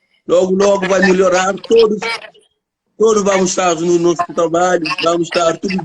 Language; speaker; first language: Portuguese; non-native, learner; Kabuverdianu